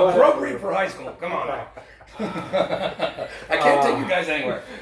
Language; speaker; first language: English; native; English